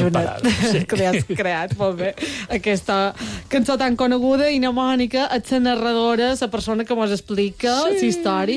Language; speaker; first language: Catalan; native; Catalan